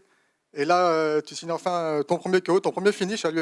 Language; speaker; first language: French; native; French